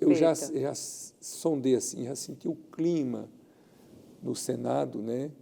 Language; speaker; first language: Portuguese; native; Portuguese